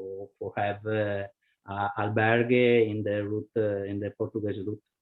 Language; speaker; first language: English; non-native, learner; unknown